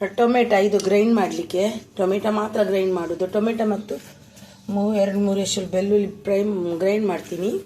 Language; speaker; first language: Kannada; non-native, local second language; Tulu